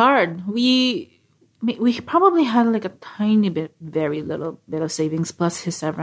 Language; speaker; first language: English; non-native, local second language; Filipino